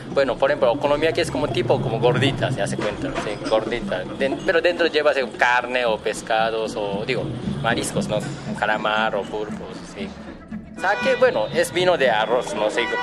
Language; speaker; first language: Spanish; non-native, fluent; Japanese